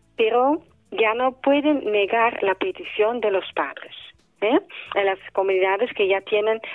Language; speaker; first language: Spanish; non-native, fluent; Dutch